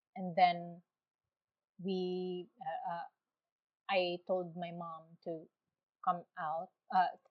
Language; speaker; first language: English; non-native, local second language; Waray